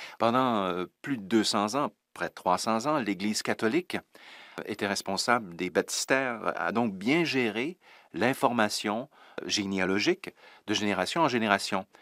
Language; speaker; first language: French; native; French